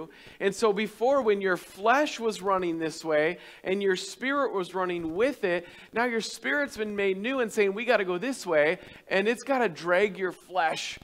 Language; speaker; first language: English; native; English